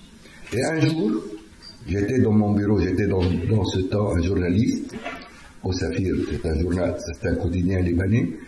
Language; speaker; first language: French; non-native, fluent; Arabic